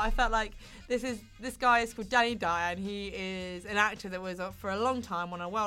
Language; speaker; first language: English; native; English